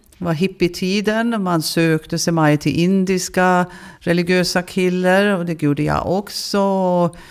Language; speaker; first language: Swedish; native; Swedish